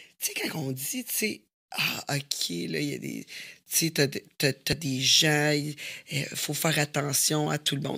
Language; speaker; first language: French; native; French